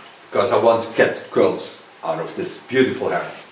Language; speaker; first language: English; non-native, fluent; Dutch